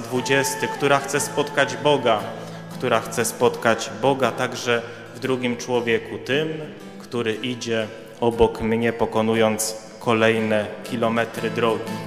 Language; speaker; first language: Polish; native; Polish